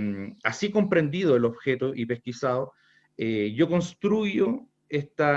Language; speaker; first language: Spanish; native; Spanish